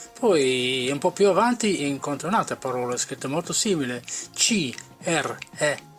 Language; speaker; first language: Italian; non-native, fluent; English